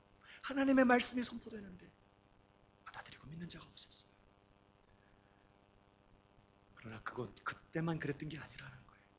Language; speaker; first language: Korean; native; Korean